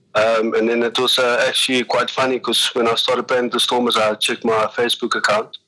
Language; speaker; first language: English; native; English